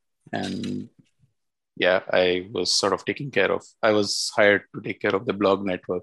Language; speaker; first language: English; non-native, local second language; Marathi